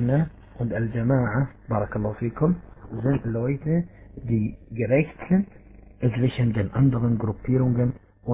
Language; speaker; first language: German; non-native, fluent; Arabic